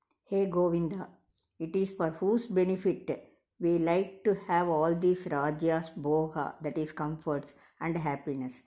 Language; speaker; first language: English; non-native, local second language; Tamil